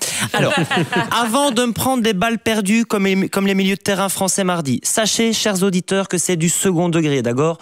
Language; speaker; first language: French; native; French